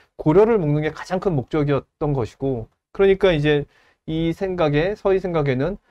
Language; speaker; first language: Korean; native; Korean